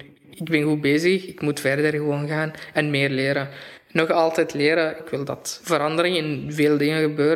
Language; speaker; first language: Dutch; non-native, fluent; Arabic